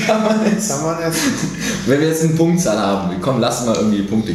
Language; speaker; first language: German; native; German